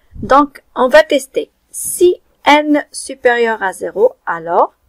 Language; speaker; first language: French; non-native, local second language; Arabic